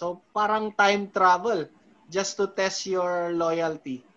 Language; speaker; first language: English; non-native, local second language; Filipino